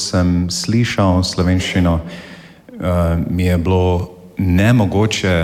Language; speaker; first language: Slovenian; non-native, fluent; English